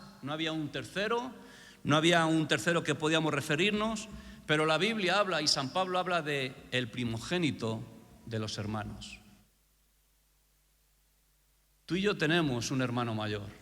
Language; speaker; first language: Spanish; native; Spanish